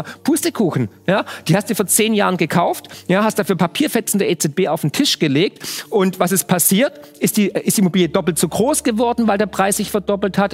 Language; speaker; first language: German; native; German